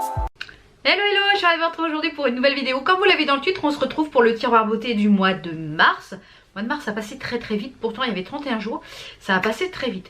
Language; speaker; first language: French; native; French